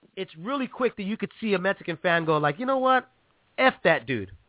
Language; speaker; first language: English; native; English